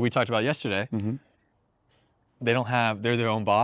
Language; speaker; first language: English; native; English